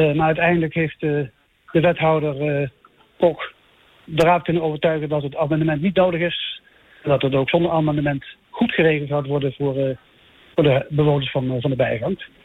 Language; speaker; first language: Dutch; native; Dutch